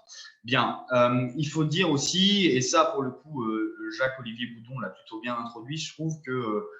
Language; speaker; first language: French; native; French